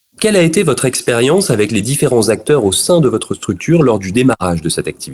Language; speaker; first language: French; native; French